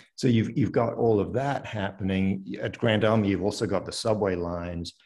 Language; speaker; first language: English; early bilingual, other home language; French